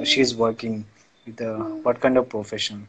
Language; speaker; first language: English; non-native, learner; Indonesian